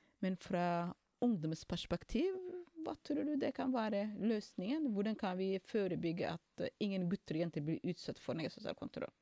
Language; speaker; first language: Norwegian; non-native, fluent; Somali